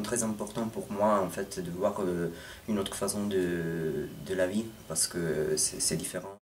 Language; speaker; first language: French; non-native, fluent; Italian